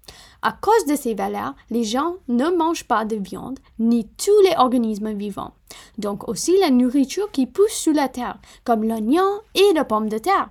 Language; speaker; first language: French; non-native, fluent; Punjabi